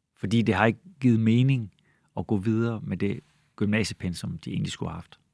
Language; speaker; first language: Danish; native; Danish